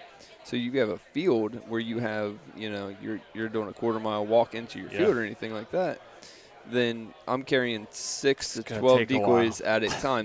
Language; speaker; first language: English; native; English